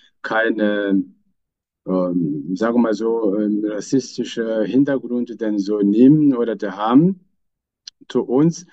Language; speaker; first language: German; non-native, fluent; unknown